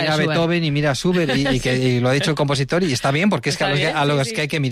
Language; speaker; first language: Spanish; native; Spanish